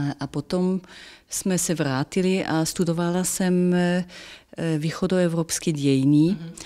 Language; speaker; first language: Czech; non-native, fluent; German